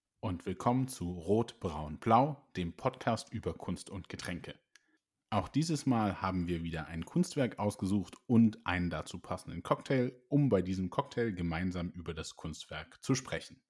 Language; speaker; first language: German; native; German